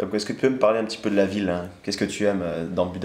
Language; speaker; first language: French; native; French